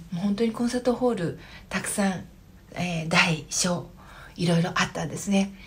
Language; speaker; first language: Japanese; native; Japanese